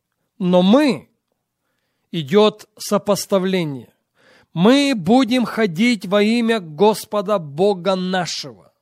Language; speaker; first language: Russian; native; Russian